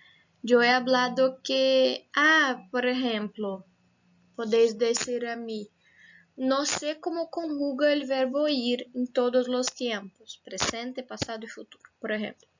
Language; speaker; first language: Spanish; non-native, fluent; Portuguese